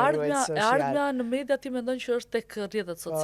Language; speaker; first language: Albanian; native; Albanian